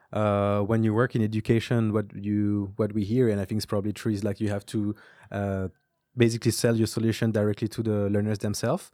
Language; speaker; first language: English; non-native, fluent; French